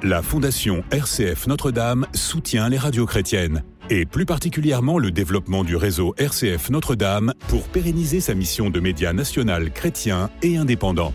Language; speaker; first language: French; native; French